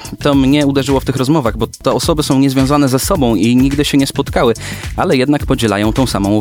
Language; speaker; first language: Polish; native; Polish